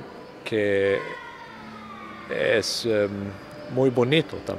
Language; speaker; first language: Spanish; non-native, learner; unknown